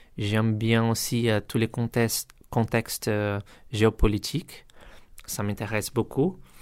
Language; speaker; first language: French; non-native, learner; Portuguese